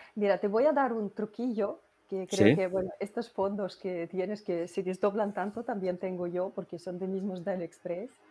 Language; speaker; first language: Spanish; non-native, fluent; Russian